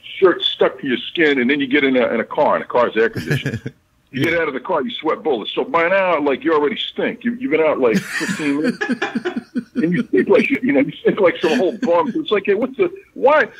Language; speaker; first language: English; native; English